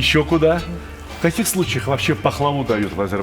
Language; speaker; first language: Russian; native; Russian